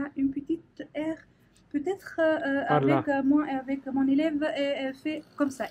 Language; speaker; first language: French; non-native, learner; Arabic